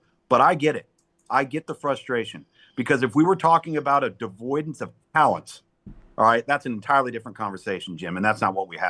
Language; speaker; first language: English; native; English